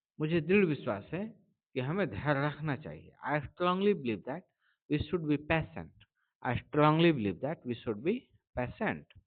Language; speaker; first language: Hindi; native; Hindi